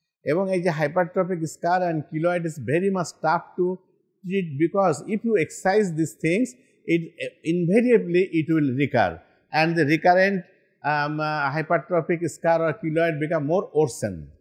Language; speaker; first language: English; non-native, local second language; Bangla